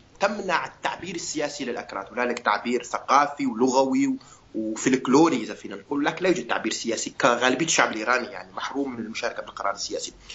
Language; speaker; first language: Arabic; non-native, local second language; Kurdish